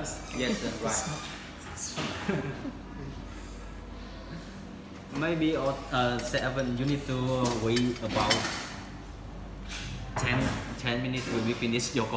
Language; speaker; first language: English; non-native, learner; Vietnamese